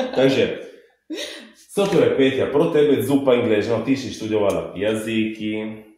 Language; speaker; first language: Czech; non-native, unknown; Italian